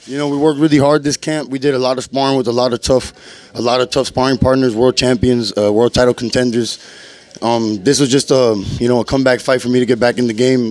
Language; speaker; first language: English; early bilingual, other home language; Spanish